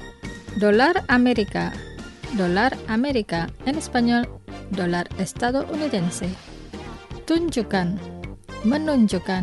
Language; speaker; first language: Spanish; non-native, fluent; Indonesian